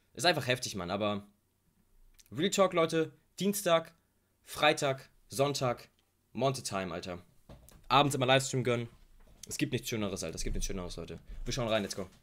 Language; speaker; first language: German; native; German